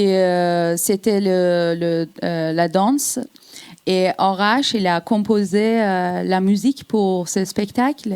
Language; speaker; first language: French; non-native, fluent; Persian